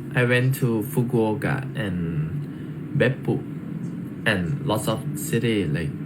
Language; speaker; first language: English; non-native, learner; Thai